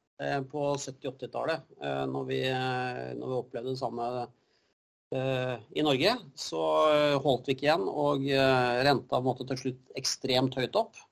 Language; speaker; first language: Norwegian; native; Norwegian